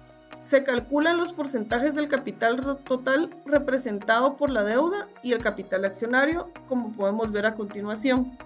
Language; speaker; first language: Spanish; native; Spanish